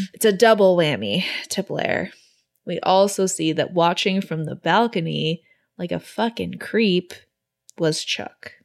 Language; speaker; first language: English; native; English